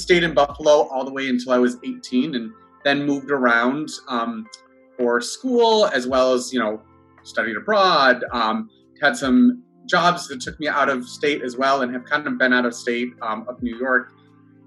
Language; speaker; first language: English; native; English